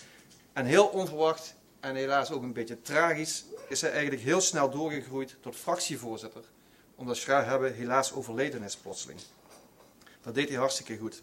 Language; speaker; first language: Dutch; native; Dutch